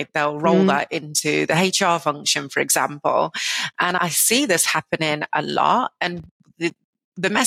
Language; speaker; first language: English; native; English